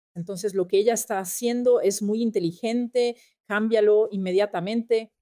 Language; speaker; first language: Spanish; non-native, fluent; German